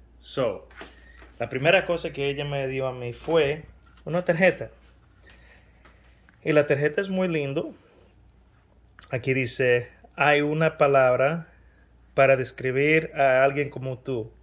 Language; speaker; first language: Spanish; early bilingual, heritage; Spanish